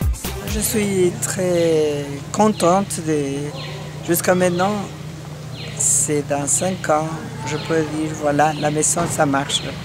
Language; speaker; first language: French; non-native, fluent; Spanish